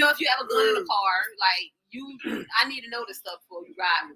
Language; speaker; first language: English; native; English